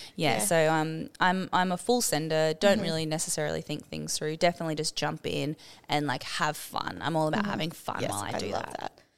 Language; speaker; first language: English; native; English